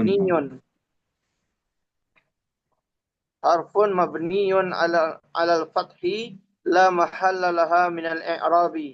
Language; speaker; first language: Arabic; non-native, learner; Indonesian